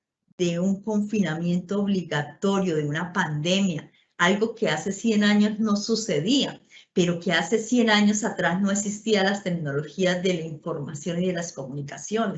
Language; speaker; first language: Spanish; native; Spanish